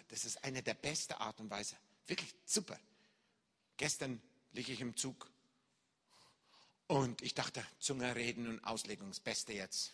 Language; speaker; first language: German; non-native, fluent; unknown